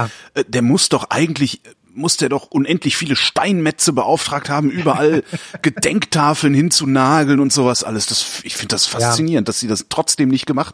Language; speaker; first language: German; native; German